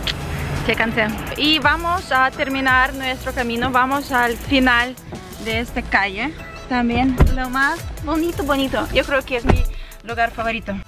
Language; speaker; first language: Spanish; non-native, fluent; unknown